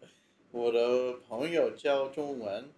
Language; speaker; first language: Chinese; non-native, learner; English